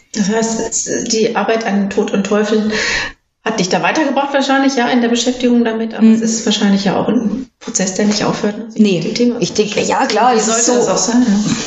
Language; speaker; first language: German; native; German